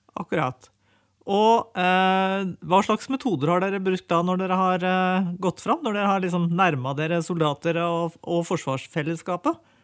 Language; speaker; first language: Norwegian; native; Norwegian